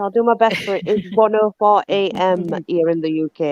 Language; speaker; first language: English; native; English